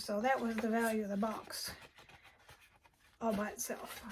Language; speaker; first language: English; native; English